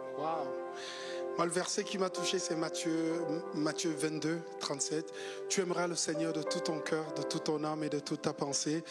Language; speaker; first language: French; native; French